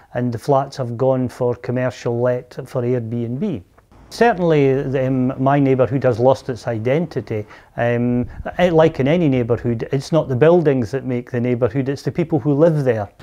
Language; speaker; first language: English; native; English